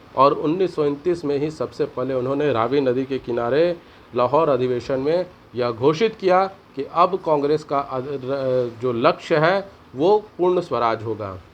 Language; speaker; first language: Hindi; native; Hindi